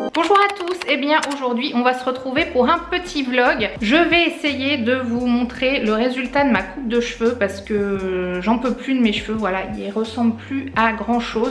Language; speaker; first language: French; native; French